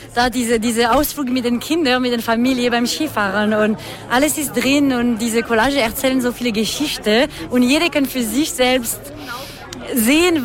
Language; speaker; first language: German; non-native, fluent; French